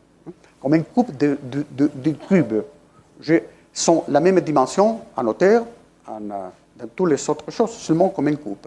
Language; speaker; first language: French; non-native, fluent; Spanish